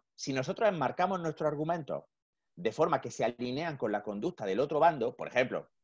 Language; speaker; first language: Spanish; native; Spanish